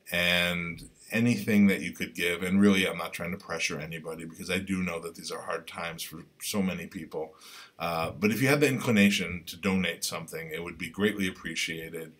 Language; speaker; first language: English; native; English